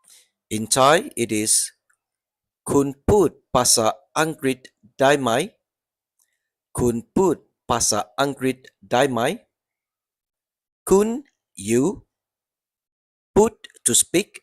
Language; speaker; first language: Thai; non-native, learner; English